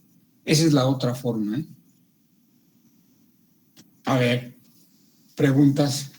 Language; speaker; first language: Spanish; native; Spanish